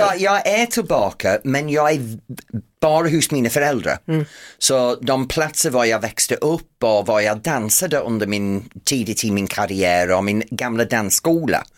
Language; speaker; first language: Swedish; non-native, fluent; English